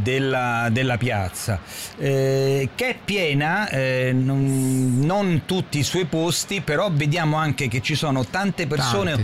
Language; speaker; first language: Italian; native; Italian